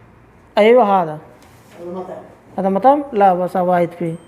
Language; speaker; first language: Arabic; non-native, learner; Hindi